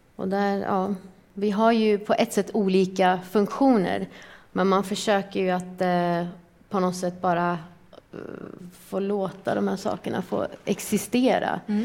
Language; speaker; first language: Swedish; early bilingual, other home language; Persian